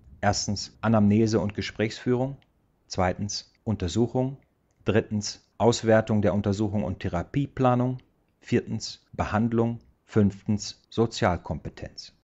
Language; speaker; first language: German; native; German